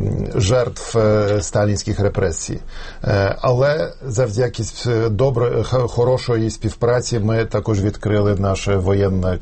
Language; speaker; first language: Ukrainian; non-native, fluent; Polish